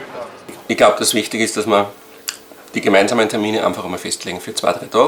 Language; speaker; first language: German; native; German